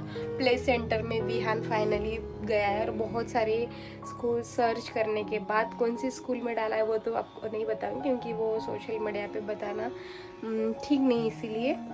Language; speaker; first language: Hindi; native; Hindi